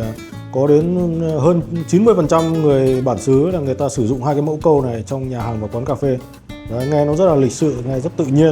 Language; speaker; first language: Vietnamese; native; Vietnamese